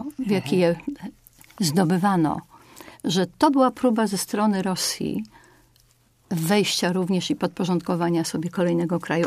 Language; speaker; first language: Polish; native; Polish